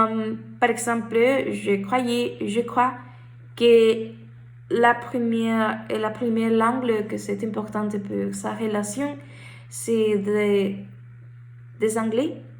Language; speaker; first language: French; non-native, learner; Spanish